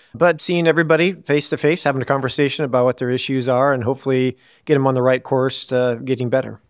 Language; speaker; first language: English; native; English